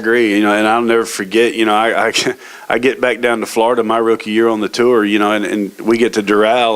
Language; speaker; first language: English; native; English